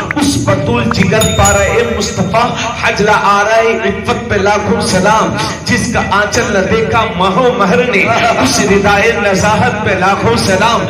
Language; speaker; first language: Urdu; native; Urdu